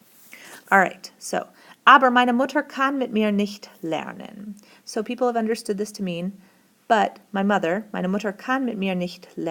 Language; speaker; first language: German; non-native, fluent; English